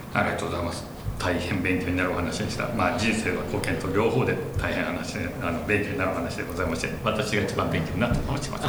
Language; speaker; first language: Japanese; native; Japanese